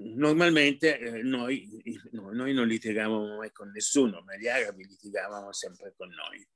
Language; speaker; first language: Italian; early bilingual, heritage; Arabic